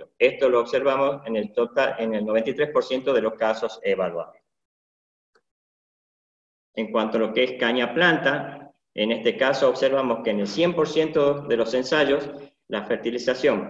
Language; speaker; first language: Spanish; native; Spanish